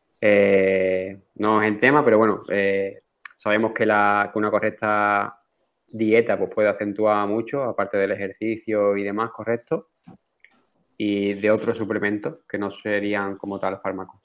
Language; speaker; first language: Spanish; native; Spanish